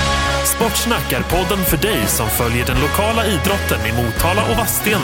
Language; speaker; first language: Swedish; native; Swedish